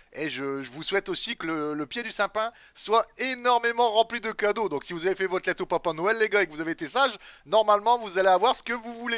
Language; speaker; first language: French; native; French